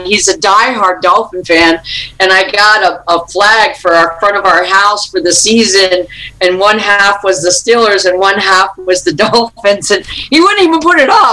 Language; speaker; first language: English; native; English